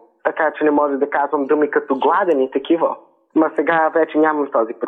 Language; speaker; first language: Bulgarian; early bilingual, heritage; Bulgarian